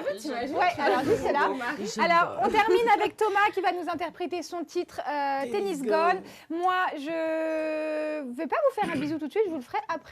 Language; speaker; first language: French; native; French